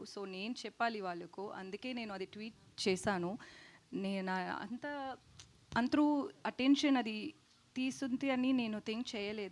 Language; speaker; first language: Telugu; non-native, learner; Tamil